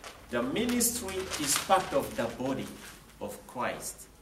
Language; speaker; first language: English; non-native, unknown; Swahili